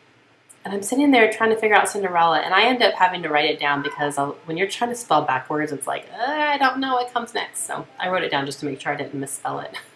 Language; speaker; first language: English; native; English